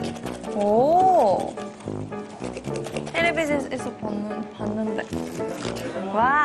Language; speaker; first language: Korean; non-native, fluent; Japanese